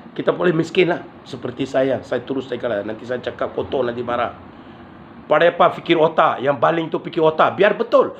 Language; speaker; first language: Malay; non-native, local second language; Tamil